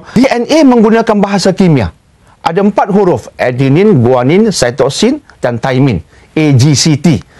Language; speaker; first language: Malay; native; Malay